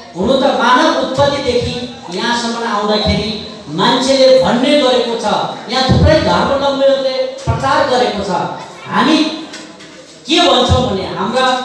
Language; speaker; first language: Nepali; non-native, local second language; Eastern Tamang